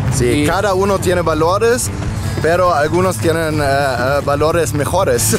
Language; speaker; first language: Spanish; non-native, fluent; German